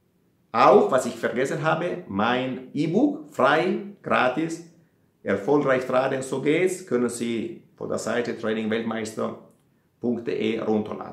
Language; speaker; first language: German; non-native, fluent; Italian